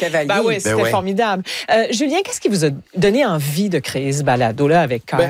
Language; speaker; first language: French; native; French